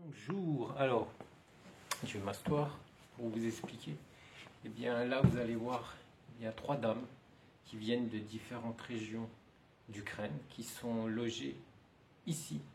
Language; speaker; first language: French; native; French